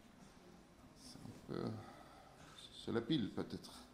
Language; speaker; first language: French; non-native, fluent; Estonian